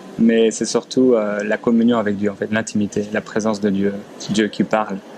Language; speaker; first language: French; native; French